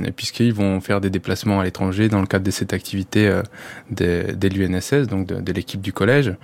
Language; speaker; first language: French; non-native, fluent; Spanish